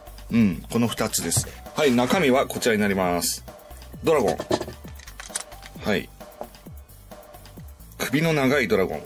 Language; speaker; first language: Japanese; native; Japanese